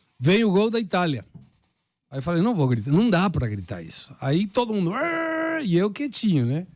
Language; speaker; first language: Portuguese; non-native, fluent; Spanish